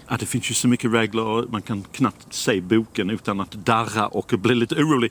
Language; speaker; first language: Swedish; non-native, fluent; English